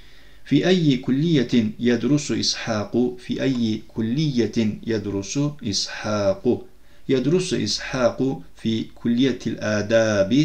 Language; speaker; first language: Arabic; non-native, fluent; Turkish